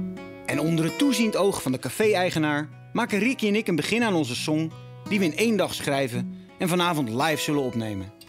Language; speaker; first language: Dutch; native; Dutch